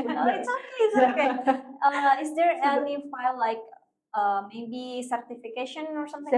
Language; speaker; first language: English; non-native, fluent; Indonesian